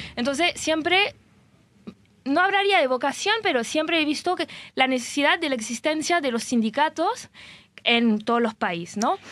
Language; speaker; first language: Spanish; non-native, fluent; French